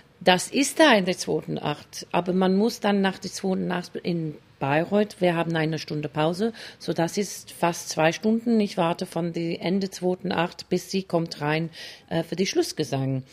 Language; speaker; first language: German; non-native, fluent; English